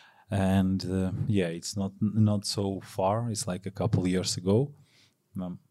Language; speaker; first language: English; non-native, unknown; Ukrainian